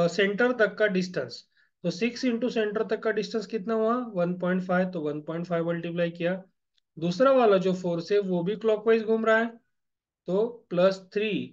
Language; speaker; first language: Hindi; non-native, local second language; Marathi